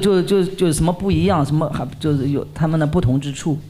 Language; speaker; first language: Chinese; native; Chinese